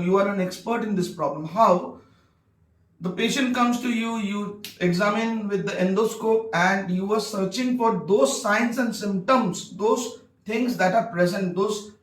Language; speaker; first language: English; non-native, local second language; Bangla